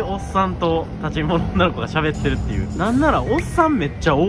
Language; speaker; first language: Japanese; native; Japanese